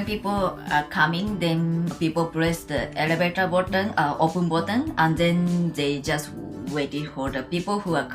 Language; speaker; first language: English; non-native, fluent; Japanese